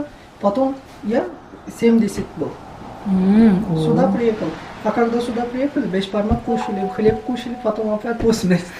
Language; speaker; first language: Russian; non-native, learner; Turkish